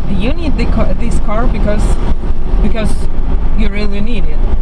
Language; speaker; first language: English; non-native, fluent; Russian